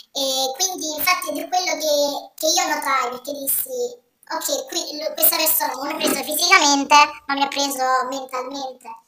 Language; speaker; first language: Italian; native; Italian